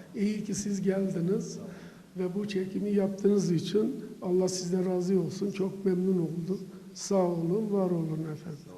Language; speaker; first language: Turkish; native; Turkish